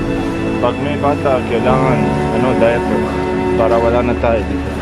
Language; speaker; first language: Filipino; non-native, learner; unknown